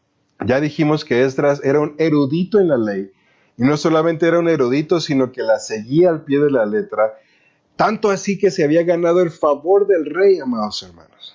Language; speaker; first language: Spanish; native; Spanish